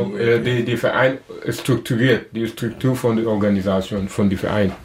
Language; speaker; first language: German; non-native, learner; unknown